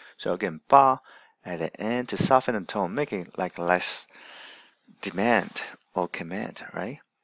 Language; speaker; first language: English; non-native, fluent; Chinese